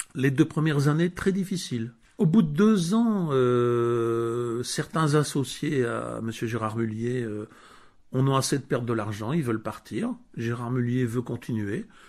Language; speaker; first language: French; native; French